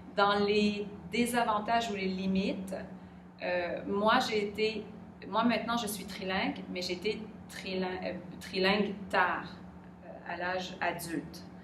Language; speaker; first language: French; native; French